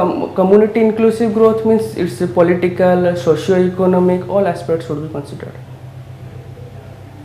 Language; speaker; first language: English; non-native, local second language; Odia